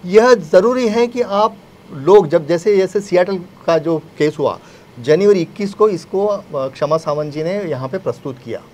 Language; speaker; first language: Hindi; native; Hindi